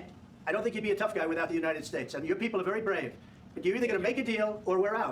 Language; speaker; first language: English; native; English